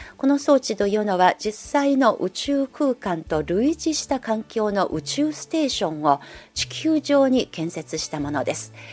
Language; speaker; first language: Japanese; non-native, local second language; Chinese